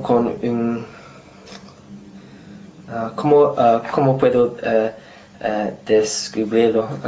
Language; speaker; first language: Spanish; non-native, fluent; English